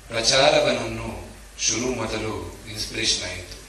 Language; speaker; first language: Kannada; non-native, local second language; Telugu